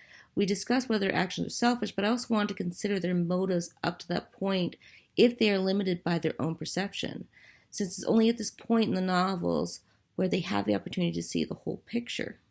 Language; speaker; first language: English; native; English